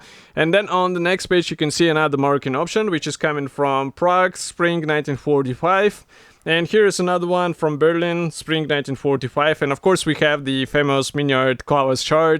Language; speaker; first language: English; non-native, fluent; Russian